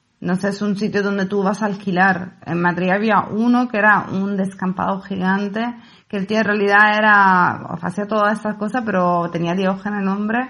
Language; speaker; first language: Spanish; non-native, fluent; Italian